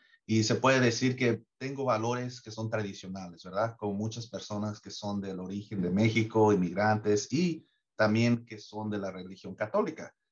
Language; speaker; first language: Spanish; early bilingual, heritage; Spanish